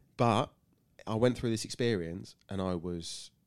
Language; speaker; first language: English; native; English